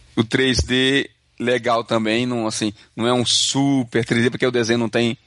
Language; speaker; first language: Portuguese; native; Portuguese